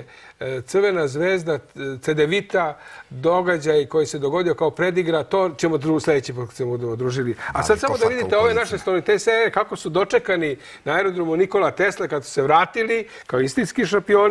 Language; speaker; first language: Croatian; native; Croatian